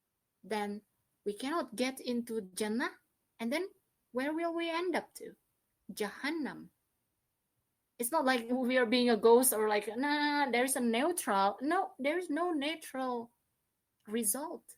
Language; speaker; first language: English; non-native, fluent; Indonesian